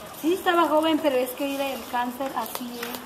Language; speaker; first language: Spanish; native; Spanish